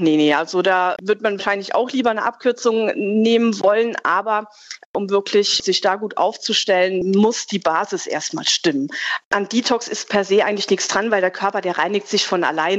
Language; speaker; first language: German; native; German